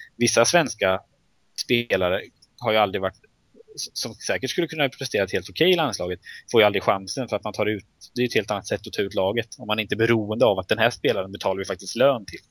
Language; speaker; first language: Swedish; native; Swedish